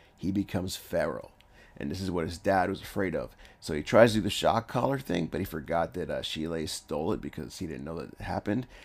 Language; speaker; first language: English; early bilingual, other home language; Spanish